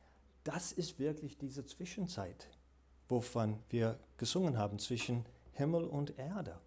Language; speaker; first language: German; non-native, fluent; English